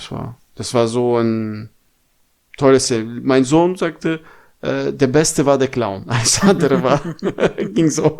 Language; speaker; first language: German; non-native, fluent; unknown